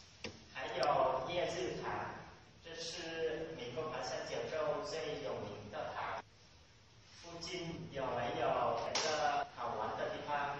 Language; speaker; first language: Chinese; non-native, learner; Vietnamese